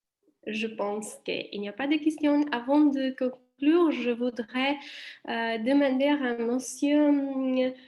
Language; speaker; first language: French; non-native, fluent; Italian